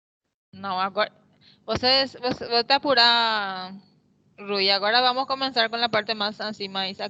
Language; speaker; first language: Portuguese; non-native, fluent; Spanish